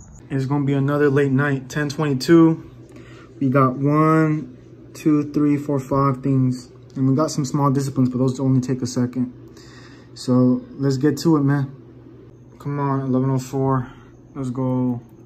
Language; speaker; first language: English; native; English